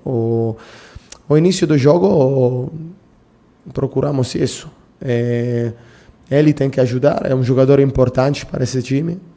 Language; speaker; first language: Portuguese; non-native, fluent; Italian